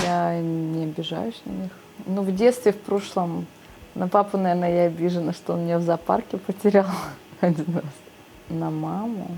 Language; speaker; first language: Russian; native; Russian